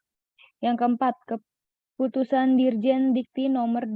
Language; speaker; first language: Indonesian; native; Indonesian